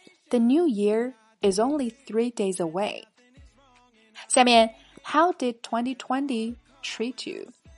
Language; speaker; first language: English; non-native, fluent; Chinese